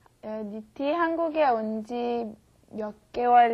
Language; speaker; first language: Korean; non-native, learner; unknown